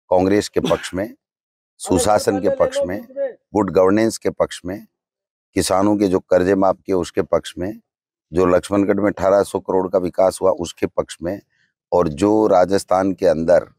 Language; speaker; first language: Hindi; native; Hindi